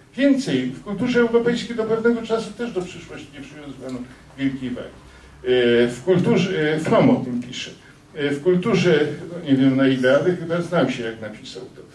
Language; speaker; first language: Polish; native; Polish